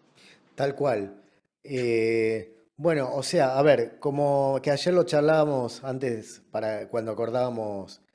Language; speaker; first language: Spanish; native; Spanish